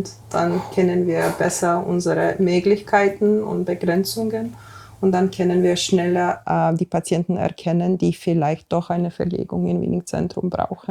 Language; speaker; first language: German; non-native, fluent; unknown